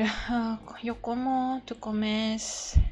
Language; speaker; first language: Spanish; non-native, learner; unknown